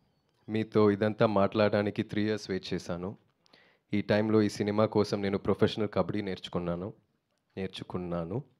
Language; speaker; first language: Telugu; non-native, learner; Tamil